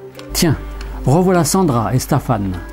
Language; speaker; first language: French; native; French